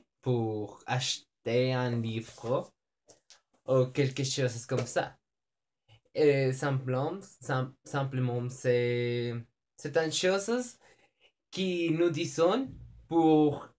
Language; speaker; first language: French; non-native, learner; Spanish